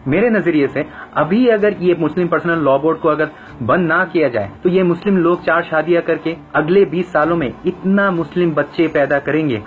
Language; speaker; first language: Hindi; non-native, fluent; Bangla